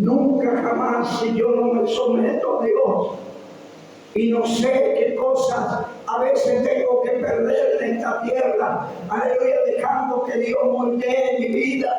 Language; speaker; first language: Spanish; native; Spanish